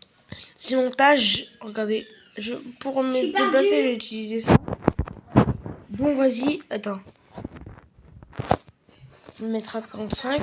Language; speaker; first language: French; native; French